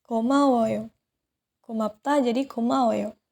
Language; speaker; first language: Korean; non-native, fluent; Indonesian